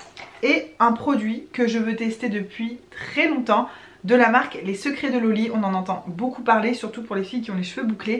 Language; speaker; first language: French; native; French